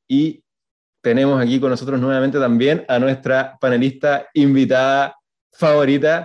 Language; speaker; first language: Spanish; native; Spanish